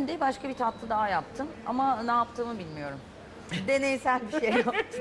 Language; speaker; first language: Turkish; native; Turkish